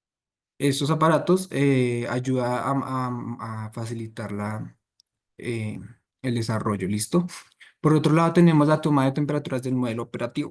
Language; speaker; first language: Spanish; native; Spanish